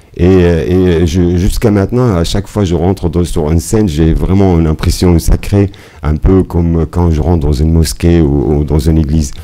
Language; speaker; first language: French; non-native, fluent; Arabic